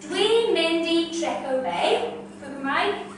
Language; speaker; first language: Welsh; non-native, learner; English